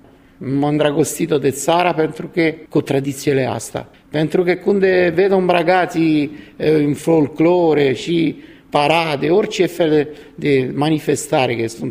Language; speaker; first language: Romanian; non-native, learner; Italian